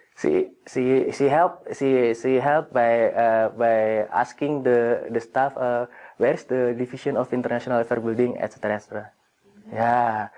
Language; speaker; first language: English; non-native, fluent; Indonesian